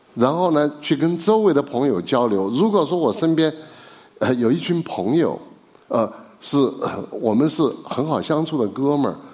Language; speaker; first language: Chinese; native; Chinese